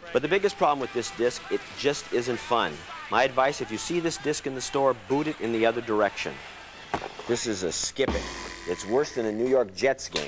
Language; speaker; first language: English; native; English